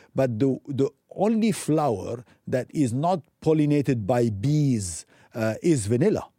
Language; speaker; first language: English; non-native, fluent; Arabic